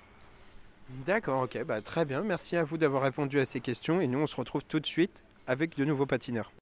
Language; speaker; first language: French; native; French